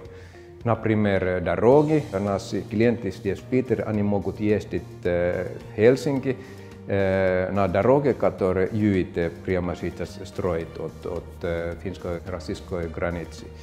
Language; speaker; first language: Russian; non-native, fluent; Finnish